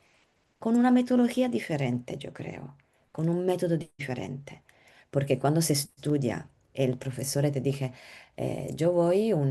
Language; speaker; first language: Spanish; non-native, learner; Italian